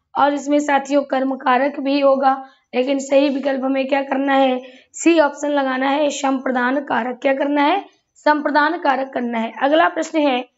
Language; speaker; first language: Hindi; native; Hindi